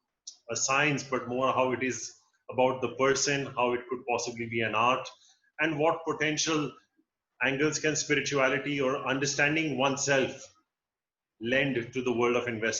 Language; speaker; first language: English; non-native, local second language; Hindi